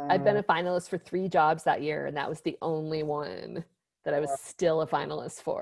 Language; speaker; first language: English; native; English